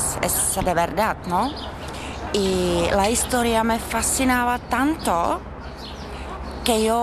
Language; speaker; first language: Spanish; non-native, learner; Czech